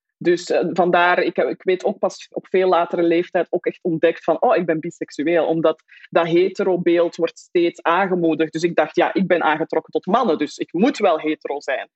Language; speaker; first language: Dutch; native; Dutch